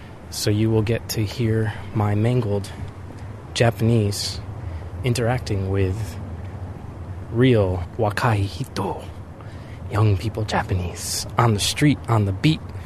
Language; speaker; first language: English; native; English